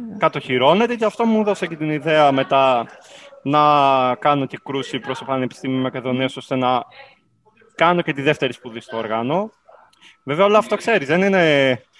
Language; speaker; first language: Greek; native; Greek